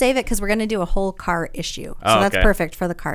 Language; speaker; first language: English; native; English